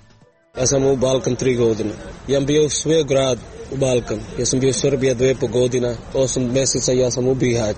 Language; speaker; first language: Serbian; non-native, learner; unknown